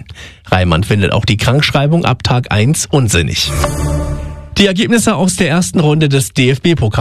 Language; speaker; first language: German; native; German